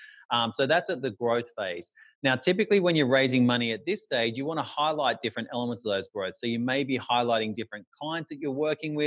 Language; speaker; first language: English; native; English